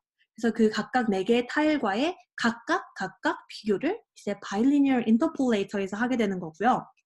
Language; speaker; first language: Korean; native; Korean